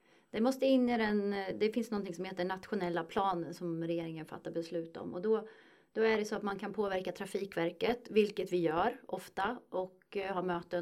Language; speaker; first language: Swedish; native; Swedish